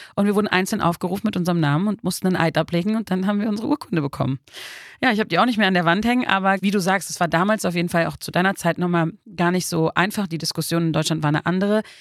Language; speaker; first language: German; early bilingual, other home language; Turkish